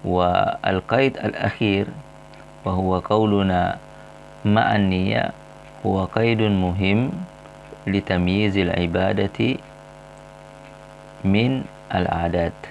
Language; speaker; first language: Arabic; non-native, fluent; Indonesian